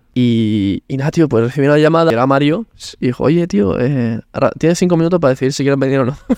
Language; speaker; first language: Spanish; early bilingual, other home language; Italian